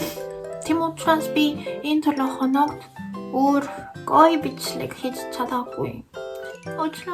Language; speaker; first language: Mongolian; non-native, learner; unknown